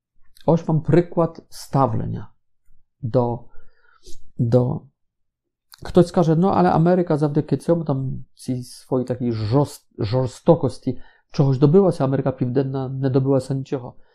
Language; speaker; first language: Ukrainian; non-native, fluent; Polish